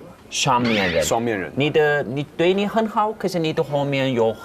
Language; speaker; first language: Chinese; non-native, fluent; Turkish